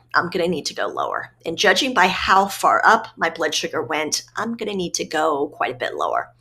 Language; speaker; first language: English; native; English